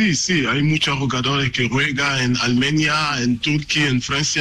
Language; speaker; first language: Spanish; non-native, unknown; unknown